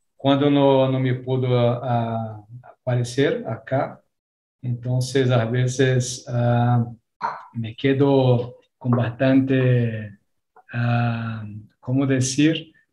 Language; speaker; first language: Spanish; non-native, learner; Portuguese